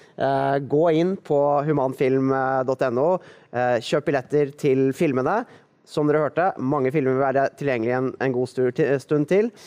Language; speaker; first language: Norwegian; native; Norwegian